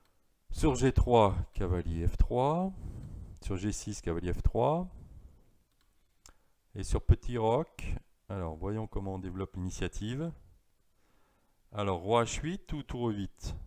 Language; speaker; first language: French; native; French